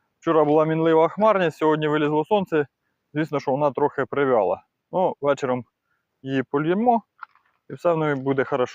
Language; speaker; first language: Ukrainian; non-native, local second language; Russian